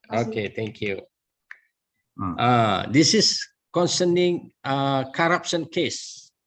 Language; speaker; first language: English; non-native, learner; Indonesian